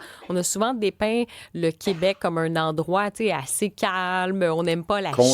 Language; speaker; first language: French; native; French